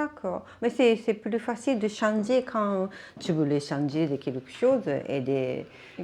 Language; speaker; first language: French; non-native, learner; Japanese